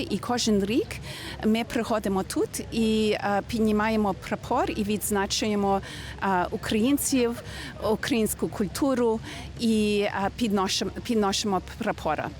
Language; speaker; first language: Ukrainian; early bilingual, heritage; Ukrainian